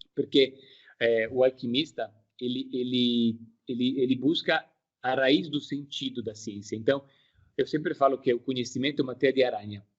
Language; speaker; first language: Portuguese; non-native, fluent; Italian